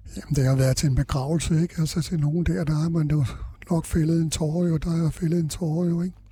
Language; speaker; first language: Danish; native; Danish